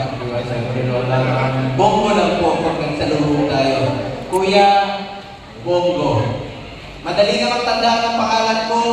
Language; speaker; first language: Filipino; non-native, local second language; Cebuano